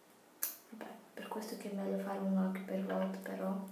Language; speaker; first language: Italian; non-native, fluent; Portuguese